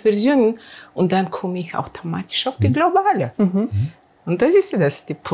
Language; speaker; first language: German; non-native, learner; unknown